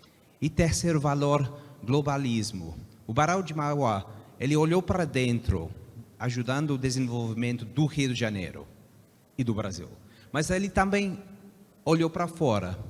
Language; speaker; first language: Portuguese; non-native, fluent; English